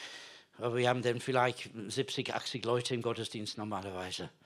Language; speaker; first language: German; non-native, fluent; English